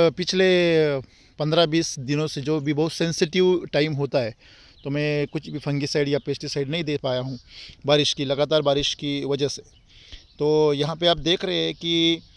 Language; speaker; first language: Hindi; non-native, local second language; Marathi